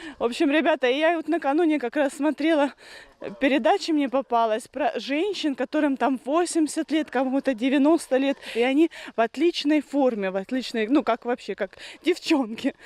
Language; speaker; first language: Russian; native; Russian